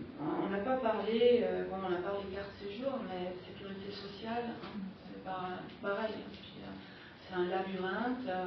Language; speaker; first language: French; non-native, fluent; German